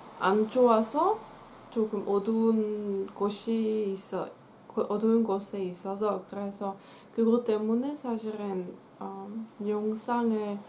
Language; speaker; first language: Korean; non-native, fluent; Dutch